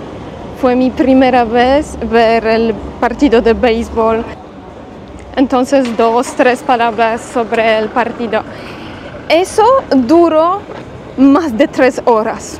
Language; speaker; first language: Spanish; non-native, fluent; Polish